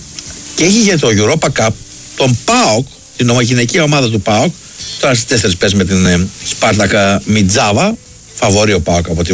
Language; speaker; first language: Greek; native; Greek